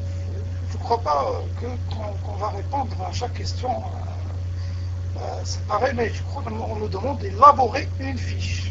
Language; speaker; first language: French; non-native, local second language; Arabic